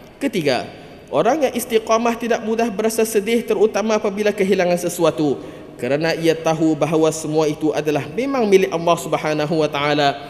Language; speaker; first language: Malay; native; Malay